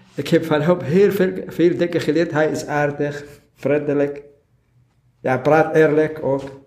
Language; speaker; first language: Dutch; non-native, learner; Arabic